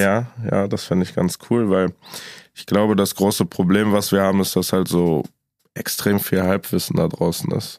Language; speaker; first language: German; native; German